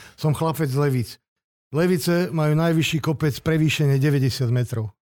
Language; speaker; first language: Slovak; non-native, local second language; Hungarian